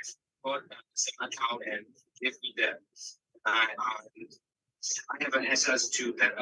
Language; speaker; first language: English; non-native, learner; Vietnamese